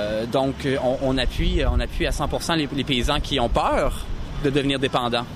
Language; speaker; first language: French; native; French